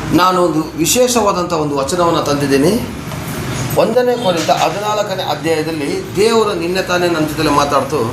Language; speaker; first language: Kannada; non-native, local second language; Kodava